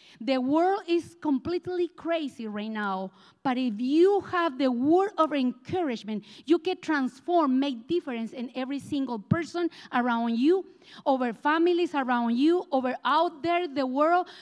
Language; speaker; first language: English; non-native, learner; Spanish